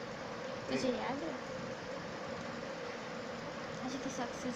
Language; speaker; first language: Hindi; non-native, local second language; Odia